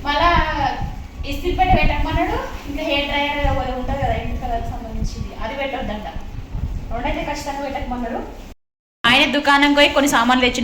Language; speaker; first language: Telugu; native; Telugu